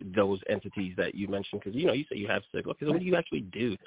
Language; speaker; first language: English; early bilingual, other home language; Haitian Creole